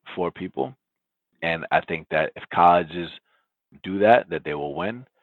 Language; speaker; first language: English; early bilingual, other home language; Spanish